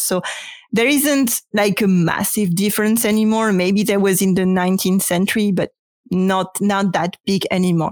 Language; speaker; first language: English; non-native, fluent; French